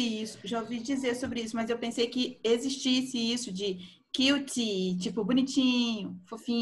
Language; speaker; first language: Portuguese; native; Portuguese